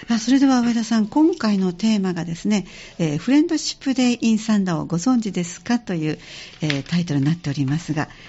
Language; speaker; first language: Japanese; native; Japanese